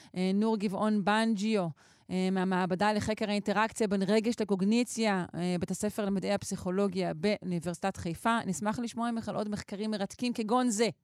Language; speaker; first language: Hebrew; native; Hebrew